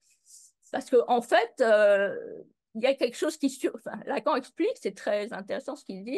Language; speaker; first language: French; native; French